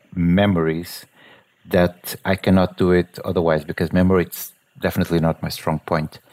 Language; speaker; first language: English; non-native, fluent; Portuguese